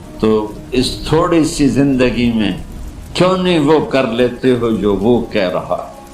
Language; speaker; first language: Urdu; non-native, local second language; Punjabi